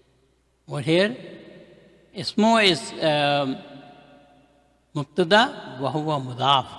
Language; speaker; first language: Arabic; non-native, learner; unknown